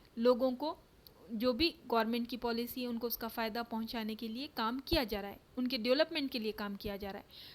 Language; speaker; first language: Urdu; native; Urdu